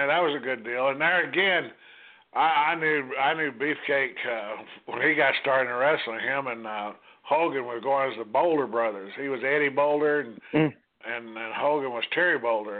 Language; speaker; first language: English; native; English